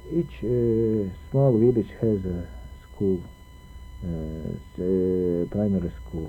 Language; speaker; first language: English; non-native, learner; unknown